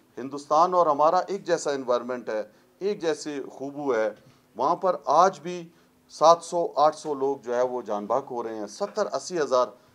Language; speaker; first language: Urdu; non-native, local second language; Pashto